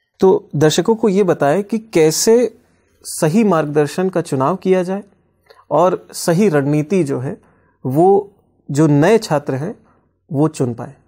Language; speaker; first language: Hindi; native; Hindi